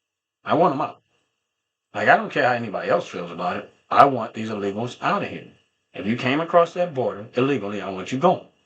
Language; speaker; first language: English; native; English